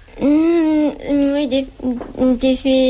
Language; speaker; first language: Spanish; non-native, learner; Japanese